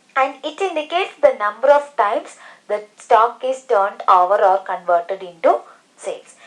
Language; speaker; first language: English; non-native, local second language; Malayalam